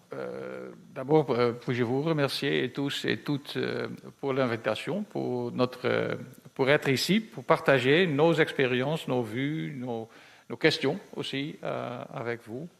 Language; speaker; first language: French; non-native, fluent; Dutch